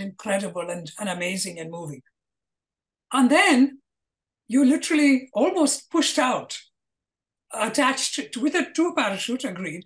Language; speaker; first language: English; non-native, local second language; Malayalam